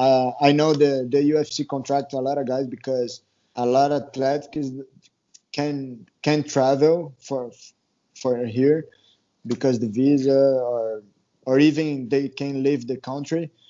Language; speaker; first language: English; non-native, learner; Portuguese